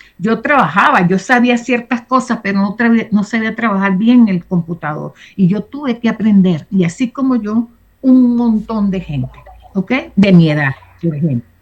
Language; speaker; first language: Spanish; native; Spanish